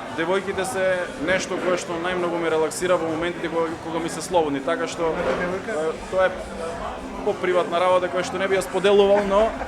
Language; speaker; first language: Macedonian; native; Macedonian